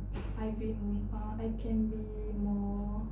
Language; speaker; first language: English; non-native, learner; Malay